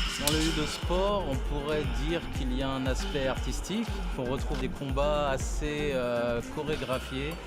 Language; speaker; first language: French; native; French